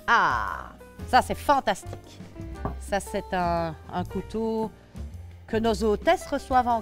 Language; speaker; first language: French; native; French